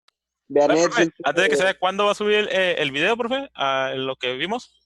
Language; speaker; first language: Spanish; native; Spanish